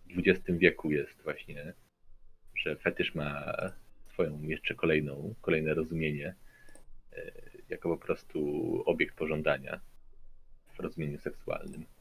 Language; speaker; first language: Polish; native; Polish